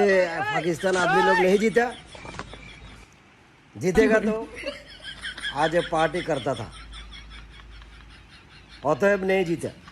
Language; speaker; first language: Hindi; non-native, learner; Bangla